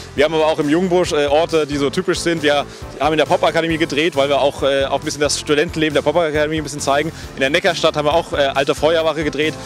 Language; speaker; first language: German; native; German